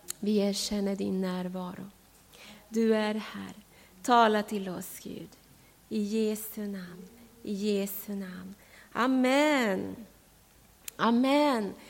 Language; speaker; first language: Swedish; non-native, fluent; Spanish